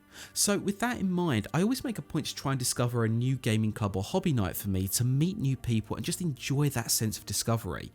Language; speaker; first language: English; native; English